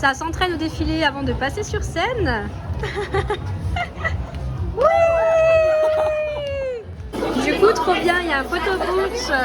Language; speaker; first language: French; native; French